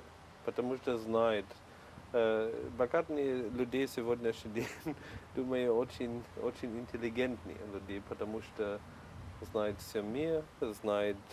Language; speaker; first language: Russian; non-native, learner; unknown